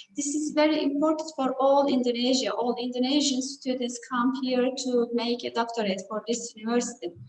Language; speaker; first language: English; non-native, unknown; Turkish